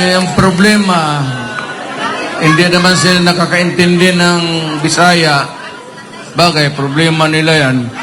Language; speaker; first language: Filipino; non-native, local second language; Cebuano